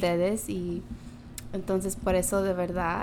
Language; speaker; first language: Spanish; early bilingual, heritage; Spanish